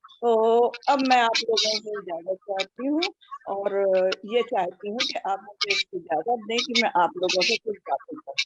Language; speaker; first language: Urdu; native; Urdu